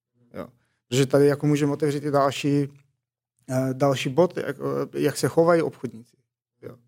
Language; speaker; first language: Czech; non-native, fluent; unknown